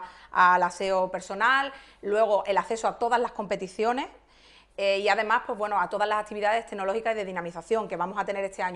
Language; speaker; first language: Spanish; native; Spanish